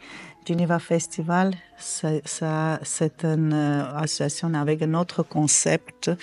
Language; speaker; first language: French; non-native, fluent; Armenian